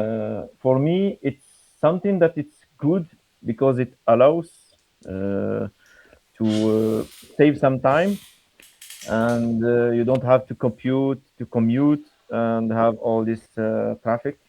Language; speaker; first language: English; non-native, fluent; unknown